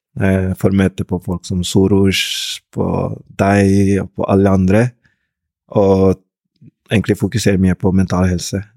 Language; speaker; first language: Norwegian; early bilingual, other home language; Rundi